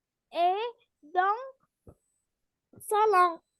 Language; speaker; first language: French; non-native, learner; Arabic